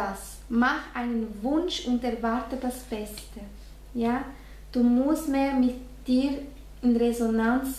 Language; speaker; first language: German; non-native, fluent; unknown